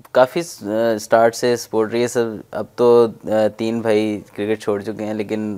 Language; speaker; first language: Urdu; non-native, local second language; Punjabi